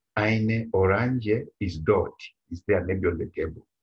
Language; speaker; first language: English; non-native, local second language; Bemba